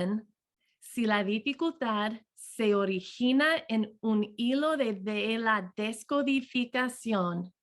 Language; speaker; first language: Spanish; non-native, fluent; English